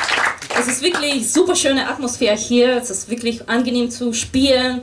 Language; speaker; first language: German; non-native, fluent; Russian